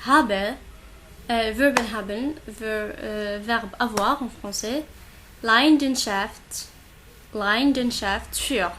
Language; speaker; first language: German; non-native, learner; Arabic